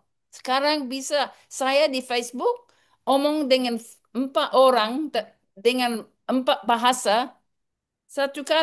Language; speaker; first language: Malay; non-native, learner; English